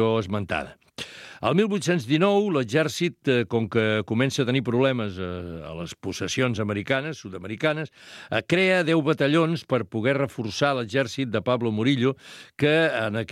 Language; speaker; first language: Catalan; native; Catalan